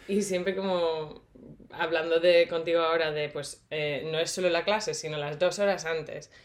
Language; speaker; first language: Spanish; non-native, fluent; English